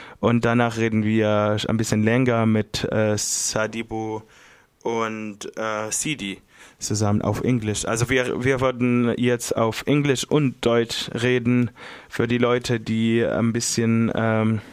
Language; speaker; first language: German; non-native, fluent; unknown